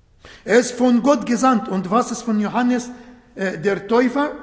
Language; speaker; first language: German; non-native, fluent; Arabic